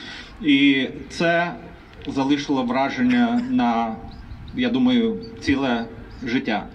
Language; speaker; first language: Ukrainian; non-native, fluent; Lithuanian